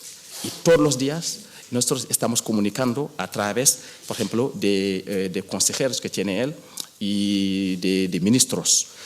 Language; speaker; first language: Spanish; non-native, fluent; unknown